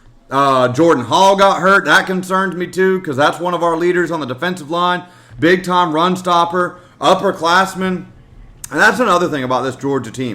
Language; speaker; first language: English; native; English